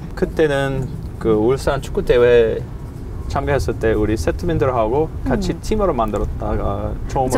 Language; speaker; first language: Korean; non-native, fluent; English